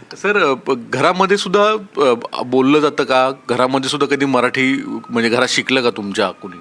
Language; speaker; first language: Marathi; native; Marathi